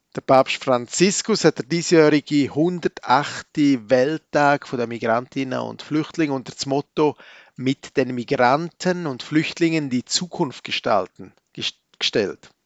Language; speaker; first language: German; native; German